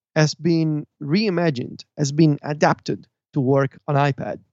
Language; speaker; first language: English; non-native, fluent; Italian